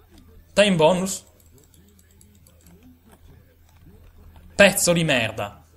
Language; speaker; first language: Italian; native; Italian